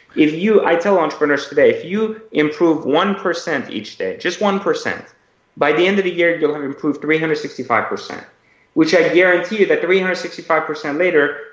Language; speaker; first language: English; early bilingual, other home language; Persian